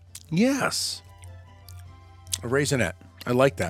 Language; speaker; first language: English; native; English